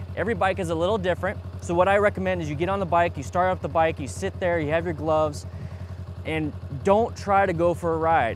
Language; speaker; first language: English; native; English